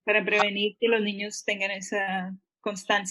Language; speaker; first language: Spanish; early bilingual, heritage; Spanish